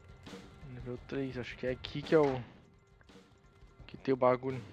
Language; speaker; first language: Portuguese; native; Portuguese